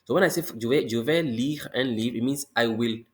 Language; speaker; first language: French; non-native, fluent; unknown